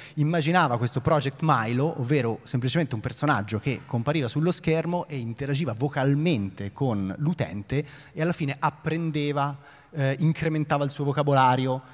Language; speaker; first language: Italian; native; Italian